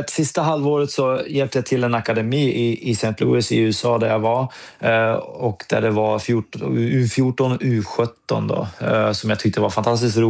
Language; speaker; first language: Swedish; native; Swedish